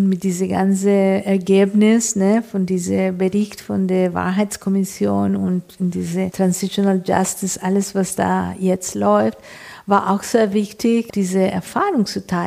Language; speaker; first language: German; non-native, fluent; Spanish